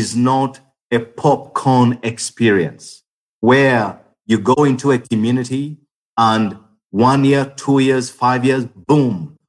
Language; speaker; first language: English; non-native, local second language; Ganda